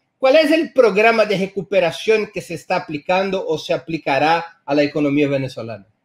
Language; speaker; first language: Spanish; non-native, fluent; Portuguese